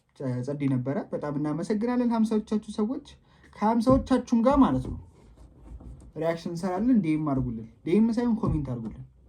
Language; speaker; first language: Amharic; native; Amharic